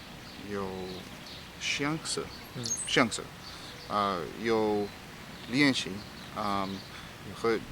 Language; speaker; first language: Chinese; non-native, learner; English